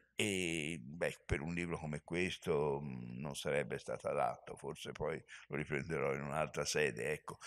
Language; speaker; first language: Italian; native; Italian